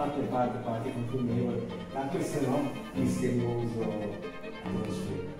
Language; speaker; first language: Italian; non-native, learner; Chinese